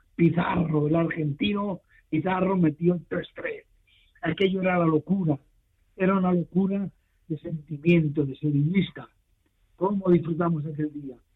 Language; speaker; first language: Spanish; native; Spanish